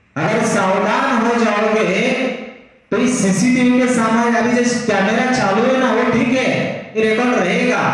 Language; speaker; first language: Hindi; non-native, local second language; Marathi